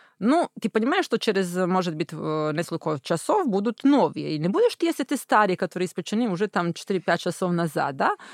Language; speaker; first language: Russian; non-native, fluent; Croatian